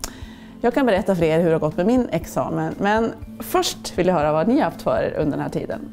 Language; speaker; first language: Swedish; native; Swedish